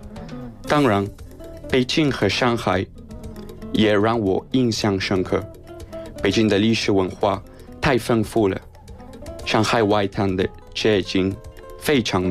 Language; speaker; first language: Chinese; non-native, learner; Spanish